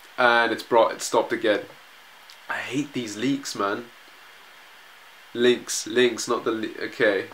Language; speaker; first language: English; native; English